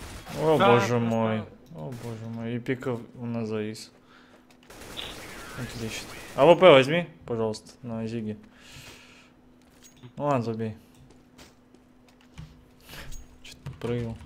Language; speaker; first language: Russian; native; Russian